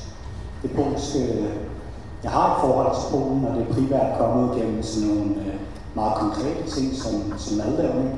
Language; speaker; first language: Danish; early bilingual, other home language; Polish